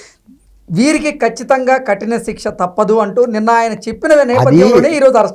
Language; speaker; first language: Telugu; native; Telugu